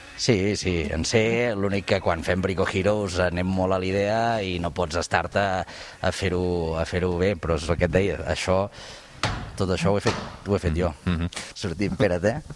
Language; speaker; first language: Catalan; native; Catalan